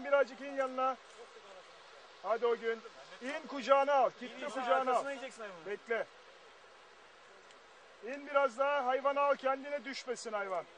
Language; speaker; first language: Turkish; native; Turkish